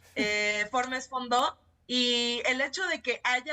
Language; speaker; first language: Spanish; native; Spanish